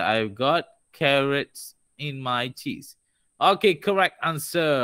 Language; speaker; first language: English; non-native, local second language; Malay